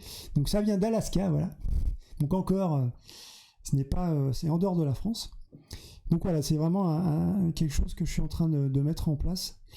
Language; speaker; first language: French; native; French